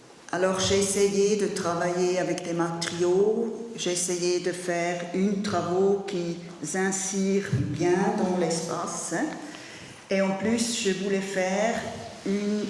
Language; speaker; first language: French; non-native, learner; German